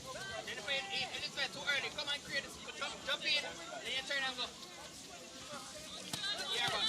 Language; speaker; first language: English; native; English